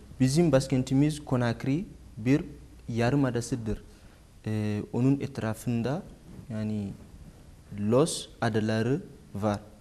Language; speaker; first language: Turkish; non-native, fluent; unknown